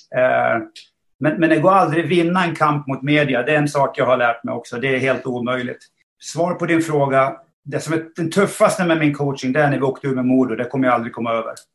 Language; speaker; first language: Swedish; native; Swedish